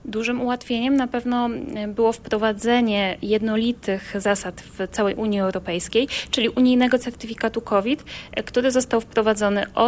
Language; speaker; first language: Polish; native; Polish